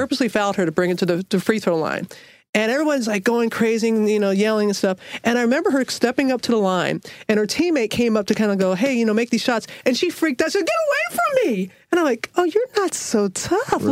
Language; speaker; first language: English; native; English